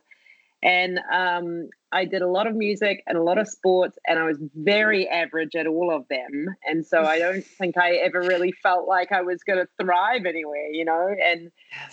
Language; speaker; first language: English; native; English